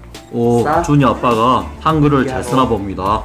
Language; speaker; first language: Korean; native; Korean